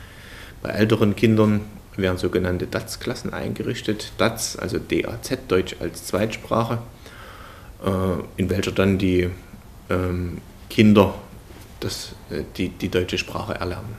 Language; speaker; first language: German; native; German